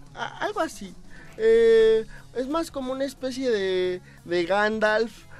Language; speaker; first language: Spanish; native; Spanish